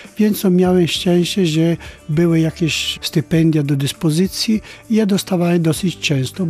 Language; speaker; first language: Polish; non-native, fluent; Italian